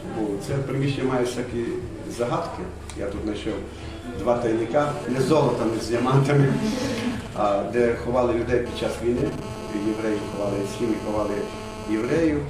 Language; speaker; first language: Ukrainian; non-native, local second language; Hungarian